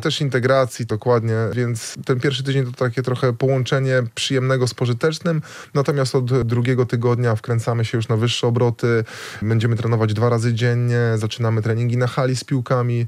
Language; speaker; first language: Polish; native; Polish